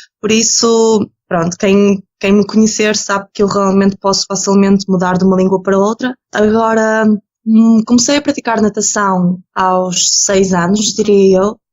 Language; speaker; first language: Portuguese; early bilingual, other home language; Ukrainian